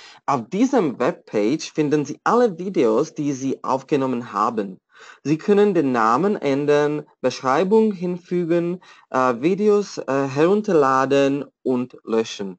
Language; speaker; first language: German; non-native, fluent; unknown